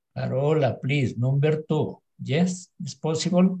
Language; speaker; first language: English; non-native, learner; Spanish